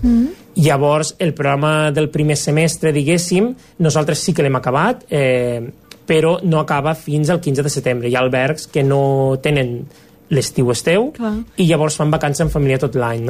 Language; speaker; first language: Catalan; native; Catalan